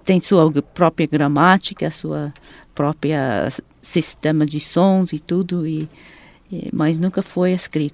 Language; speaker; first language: Portuguese; non-native, fluent; English